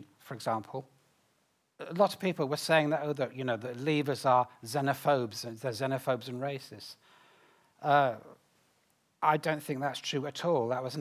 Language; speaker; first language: English; native; English